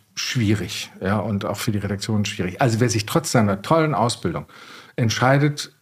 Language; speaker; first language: German; native; German